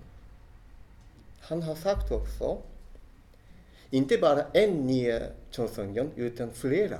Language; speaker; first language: Swedish; non-native, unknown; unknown